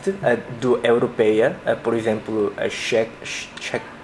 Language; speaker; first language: Portuguese; non-native, learner; Korean